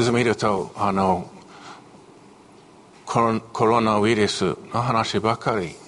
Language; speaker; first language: Japanese; non-native, fluent; English